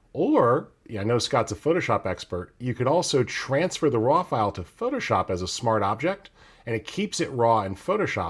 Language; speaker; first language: English; native; English